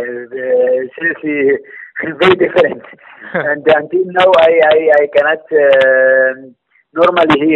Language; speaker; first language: English; non-native, learner; Arabic